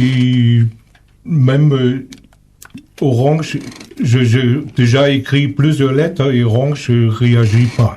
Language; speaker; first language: French; non-native, learner; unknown